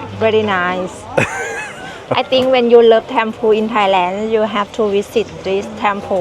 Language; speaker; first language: English; non-native, learner; Thai